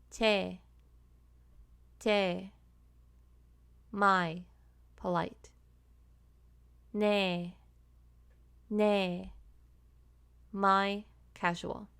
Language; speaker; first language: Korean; non-native, fluent; English